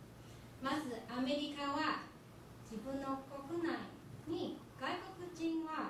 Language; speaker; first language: Japanese; non-native, fluent; Chinese